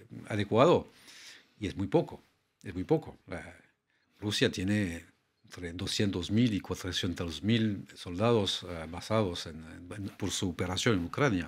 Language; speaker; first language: Spanish; non-native, fluent; French